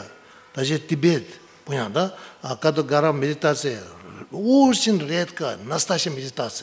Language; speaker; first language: Russian; non-native, learner; Tibetan